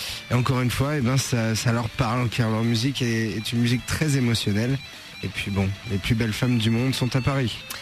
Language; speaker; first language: French; native; French